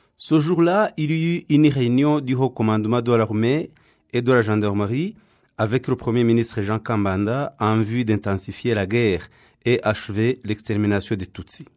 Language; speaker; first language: French; non-native, local second language; Kinyarwanda